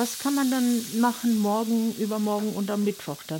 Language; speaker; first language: German; native; German